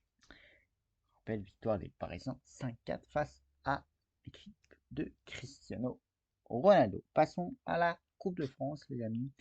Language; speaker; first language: French; native; French